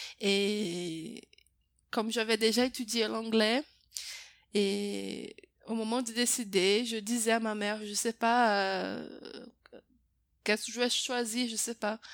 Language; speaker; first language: French; non-native, fluent; Portuguese